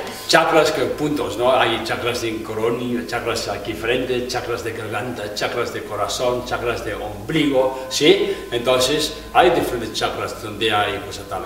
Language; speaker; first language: Spanish; non-native, fluent; Tibetan